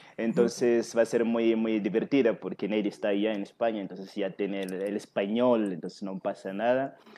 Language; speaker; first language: Spanish; non-native, fluent; Portuguese